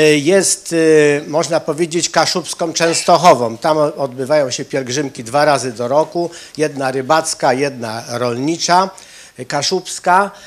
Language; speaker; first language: Polish; native; Polish